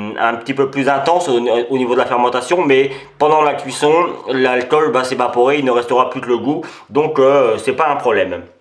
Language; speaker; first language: French; native; French